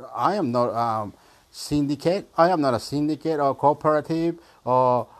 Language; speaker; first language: English; non-native, fluent; Spanish